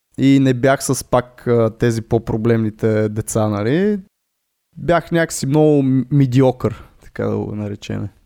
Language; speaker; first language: Bulgarian; native; Bulgarian